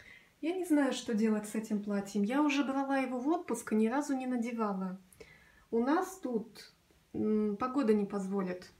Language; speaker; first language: Russian; native; Russian